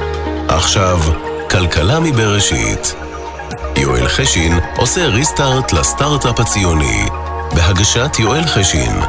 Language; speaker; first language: Hebrew; native; Hebrew